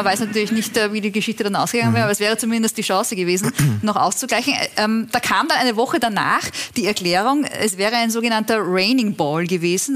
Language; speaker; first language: German; native; German